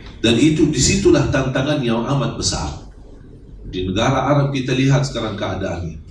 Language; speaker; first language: Indonesian; non-native, fluent; Arabic